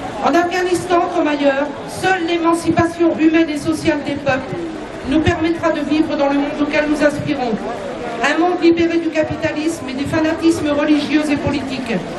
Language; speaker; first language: French; native; French